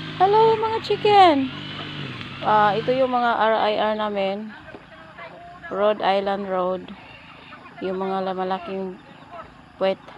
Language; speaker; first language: Filipino; non-native, local second language; Cebuano